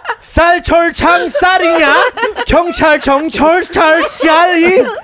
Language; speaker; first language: Korean; early bilingual, other home language; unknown